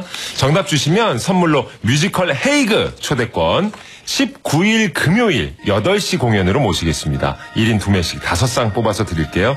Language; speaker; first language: Korean; native; Korean